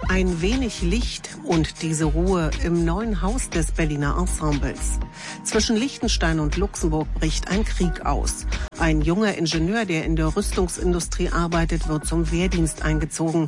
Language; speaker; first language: German; native; German